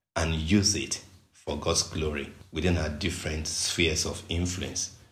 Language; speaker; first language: English; non-native, local second language; Yoruba